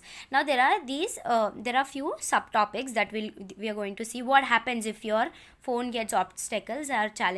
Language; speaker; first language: English; non-native, local second language; Telugu